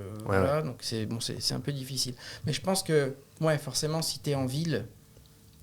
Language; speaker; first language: French; native; French